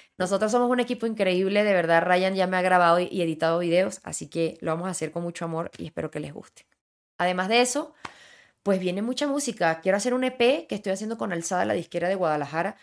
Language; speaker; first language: Spanish; native; Spanish